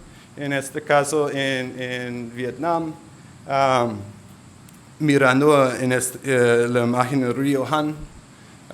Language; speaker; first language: Spanish; non-native, local second language; English